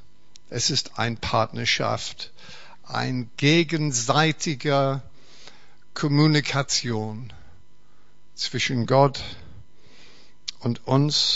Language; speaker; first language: German; non-native, fluent; English